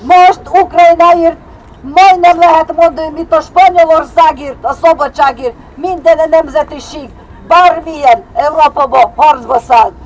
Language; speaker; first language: Hungarian; non-native, fluent; Ukrainian